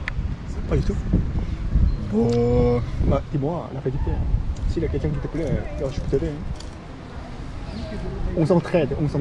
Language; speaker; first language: French; non-native, learner; Korean